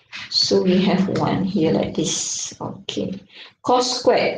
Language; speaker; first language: English; non-native, local second language; Malay